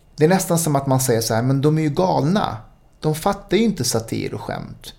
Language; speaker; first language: Swedish; early bilingual, other home language; Spanish